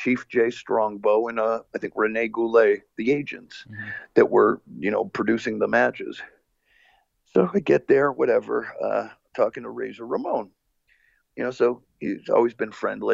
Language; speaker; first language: English; early bilingual, other home language; Portuguese